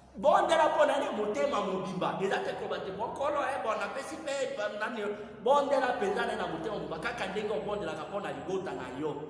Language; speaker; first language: Lingala; native; Lingala